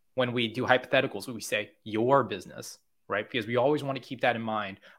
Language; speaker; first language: English; native; English